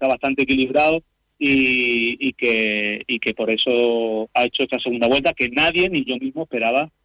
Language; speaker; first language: Spanish; native; Spanish